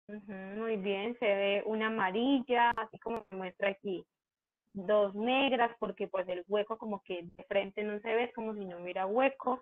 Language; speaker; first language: Spanish; native; Spanish